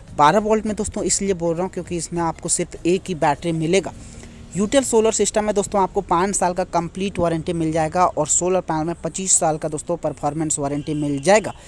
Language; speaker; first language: Hindi; native; Hindi